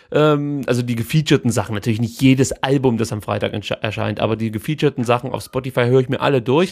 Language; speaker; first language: German; native; German